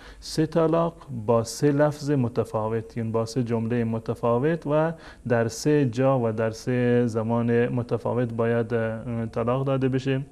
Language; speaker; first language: Persian; native; Persian